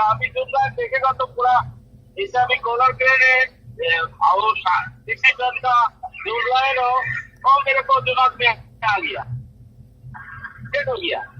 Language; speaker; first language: Hindi; non-native, learner; Bangla